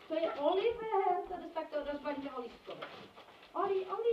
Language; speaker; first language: Czech; native; Czech